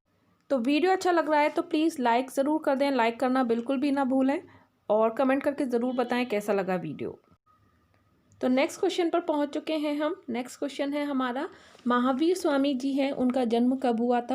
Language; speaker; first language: Hindi; native; Hindi